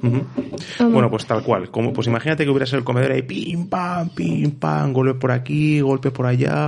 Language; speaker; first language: Spanish; native; Spanish